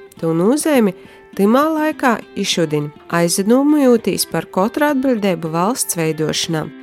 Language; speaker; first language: Latvian; native; Latvian